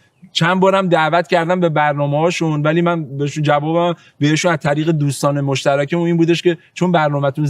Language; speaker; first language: Persian; native; Persian